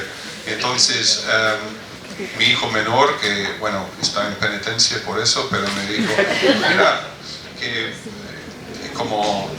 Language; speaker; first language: Spanish; non-native, fluent; English